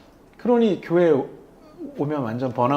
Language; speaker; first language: Korean; native; Korean